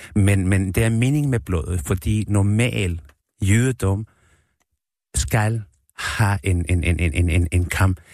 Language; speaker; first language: Danish; non-native, fluent; Spanish